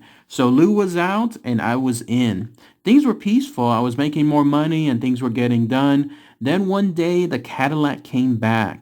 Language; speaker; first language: English; native; English